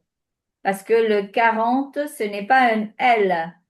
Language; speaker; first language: French; non-native, fluent; Spanish